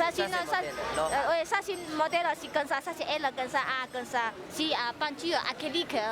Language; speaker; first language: French; non-native, learner; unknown